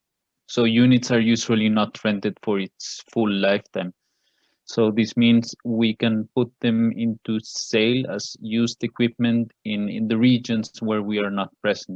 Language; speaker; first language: English; non-native, fluent; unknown